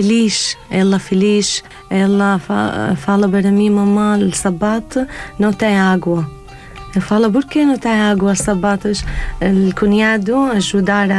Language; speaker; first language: Portuguese; non-native, learner; Arabic